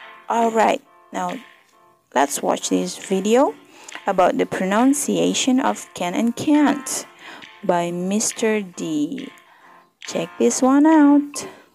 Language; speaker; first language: English; non-native, fluent; Indonesian